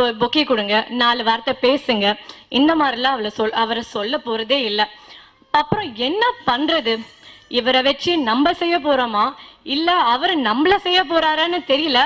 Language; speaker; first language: Tamil; native; Tamil